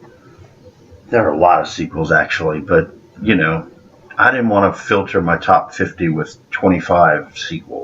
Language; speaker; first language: English; native; English